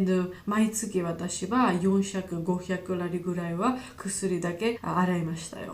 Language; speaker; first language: Japanese; non-native, learner; Georgian